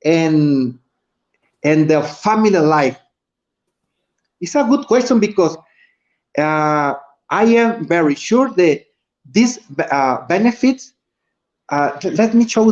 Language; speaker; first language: English; non-native, learner; Spanish